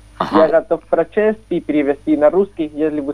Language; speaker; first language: Russian; non-native, learner; Spanish